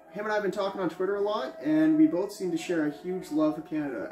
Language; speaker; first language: English; native; English